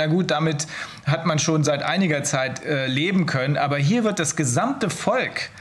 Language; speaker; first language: German; native; German